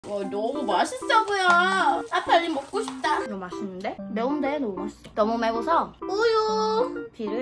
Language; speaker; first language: Korean; non-native, learner; Filipino